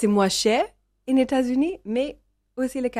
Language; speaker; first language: French; non-native, learner; English